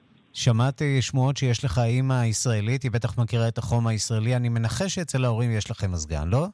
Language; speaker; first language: Hebrew; native; Hebrew